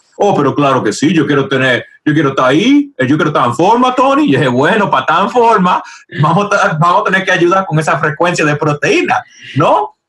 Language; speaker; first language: Spanish; early bilingual, heritage; Spanish